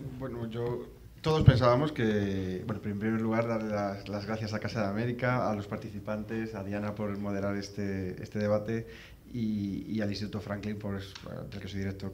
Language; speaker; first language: Spanish; native; Spanish